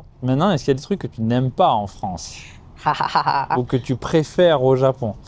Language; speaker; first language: French; native; French